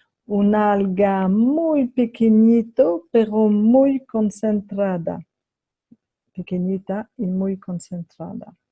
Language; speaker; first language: Spanish; non-native, fluent; French